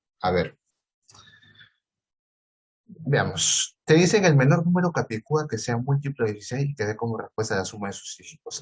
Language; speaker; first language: Spanish; native; Spanish